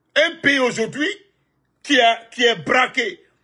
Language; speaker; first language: French; non-native, local second language; Fula